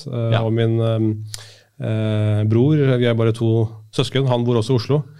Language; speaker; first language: Norwegian; early bilingual, other home language; Urdu